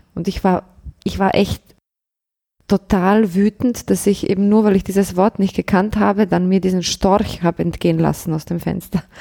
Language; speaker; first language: German; early bilingual, other home language; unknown